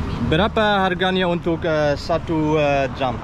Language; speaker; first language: Indonesian; non-native, learner; German